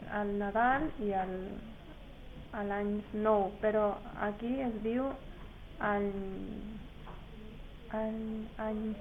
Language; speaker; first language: Catalan; non-native, learner; Spanish